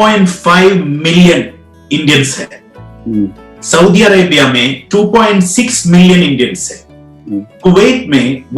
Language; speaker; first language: Hindi; non-native, local second language; Malayalam